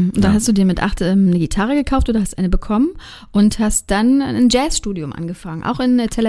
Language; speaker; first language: German; native; German